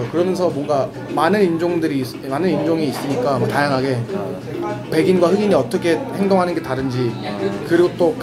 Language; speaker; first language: Korean; early bilingual, heritage; Korean